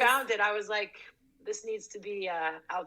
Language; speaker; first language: English; native; English